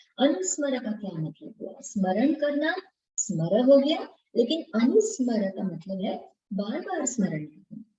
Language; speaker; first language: Hindi; non-native, local second language; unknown